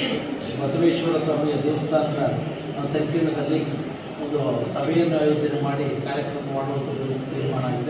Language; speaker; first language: Kannada; native; Kannada